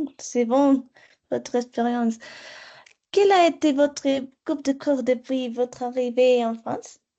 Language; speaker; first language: French; non-native, learner; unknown